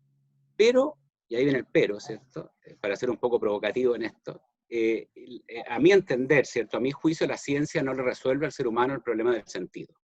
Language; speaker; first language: Spanish; native; Spanish